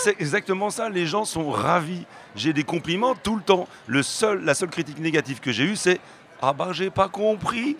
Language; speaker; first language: French; native; French